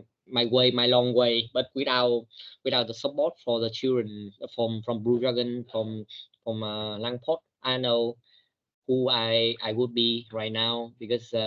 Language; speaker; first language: English; non-native, learner; Vietnamese